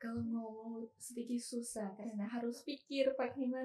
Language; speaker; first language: Indonesian; non-native, learner; Chinese